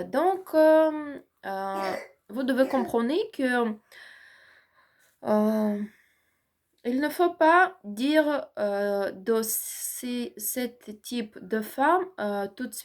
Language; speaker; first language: French; non-native, learner; Ukrainian